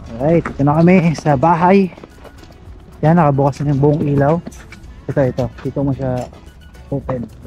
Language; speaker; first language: Filipino; native; Filipino